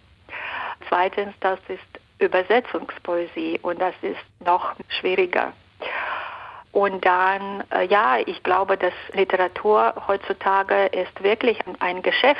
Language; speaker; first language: German; non-native, fluent; Belarusian